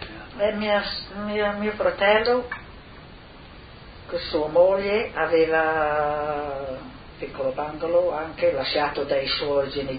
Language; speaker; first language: Italian; non-native, local second language; Friulian